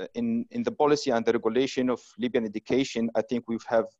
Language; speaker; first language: English; non-native, fluent; Arabic